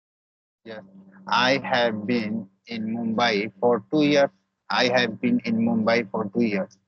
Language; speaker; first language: English; non-native, learner; Hindi